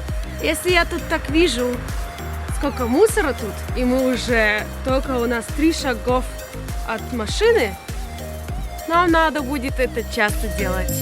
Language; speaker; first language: Russian; early bilingual, heritage; Russian